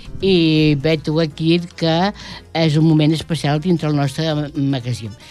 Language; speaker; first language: Catalan; native; Catalan